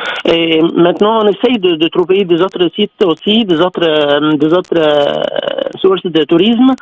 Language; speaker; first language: French; non-native, fluent; Arabic